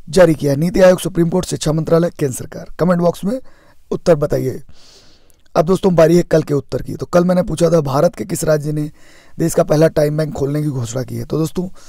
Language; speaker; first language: Hindi; native; Hindi